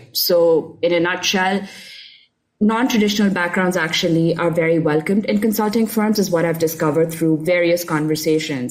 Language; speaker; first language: English; non-native, local second language; Urdu